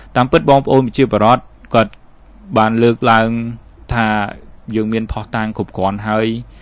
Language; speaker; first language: Khmer; native; Khmer